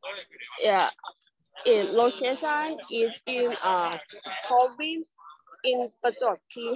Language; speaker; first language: English; non-native, learner; Thai